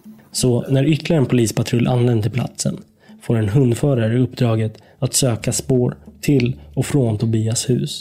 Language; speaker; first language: Swedish; native; Swedish